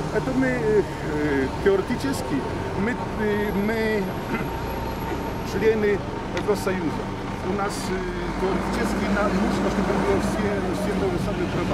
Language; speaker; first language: Russian; non-native, learner; Polish